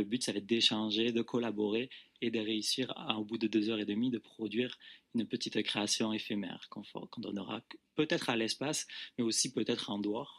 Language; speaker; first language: French; native; French